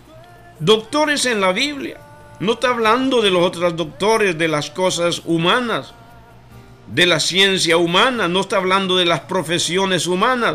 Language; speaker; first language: Spanish; native; Spanish